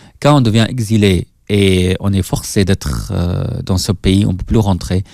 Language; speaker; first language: French; non-native, fluent; Arabic